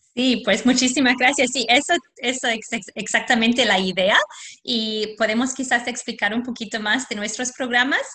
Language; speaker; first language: Spanish; non-native, fluent; English